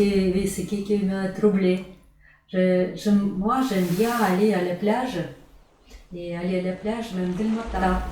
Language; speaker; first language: French; non-native, learner; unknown